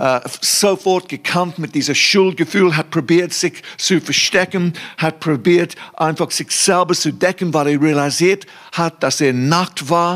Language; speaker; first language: German; non-native, fluent; English